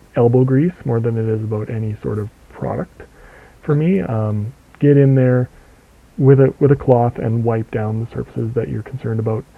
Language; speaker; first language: English; native; English